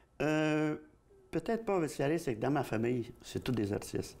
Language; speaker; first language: French; native; French